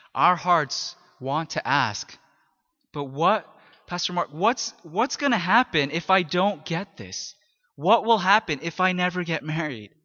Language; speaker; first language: English; native; English